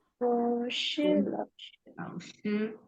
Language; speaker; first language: Chinese; non-native, learner; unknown